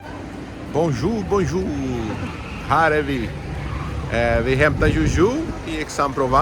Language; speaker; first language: Swedish; non-native, fluent; Portuguese